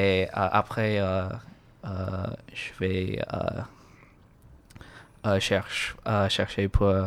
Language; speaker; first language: French; non-native, learner; English